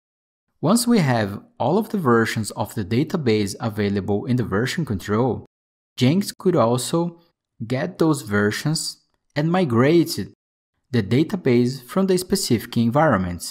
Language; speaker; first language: English; non-native, fluent; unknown